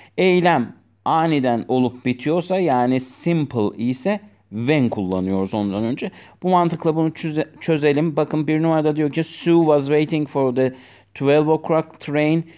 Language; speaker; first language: Turkish; non-native, fluent; Azerbaijani